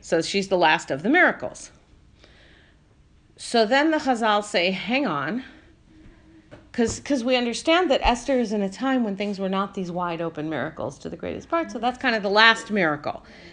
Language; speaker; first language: English; native; English